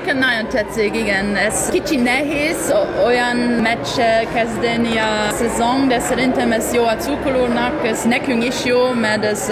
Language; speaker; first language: Hungarian; non-native, learner; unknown